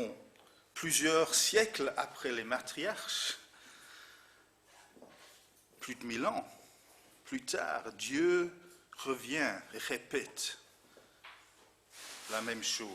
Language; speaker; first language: French; non-native, fluent; English